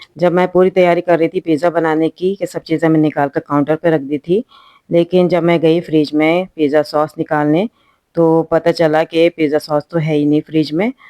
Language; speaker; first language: Hindi; native; Hindi